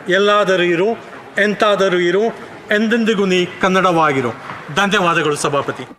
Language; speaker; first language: Kannada; native; Kannada